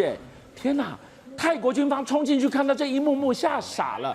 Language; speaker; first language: Chinese; native; Chinese